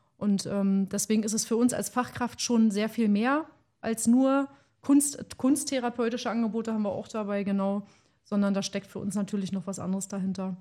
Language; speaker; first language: German; native; German